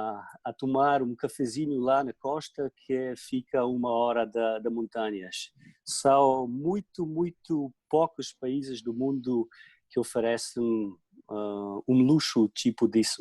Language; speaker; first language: Portuguese; non-native, fluent; Slovenian